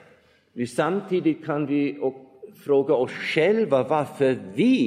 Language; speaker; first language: Swedish; non-native, fluent; German